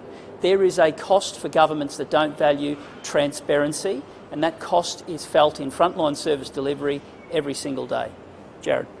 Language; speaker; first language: English; native; English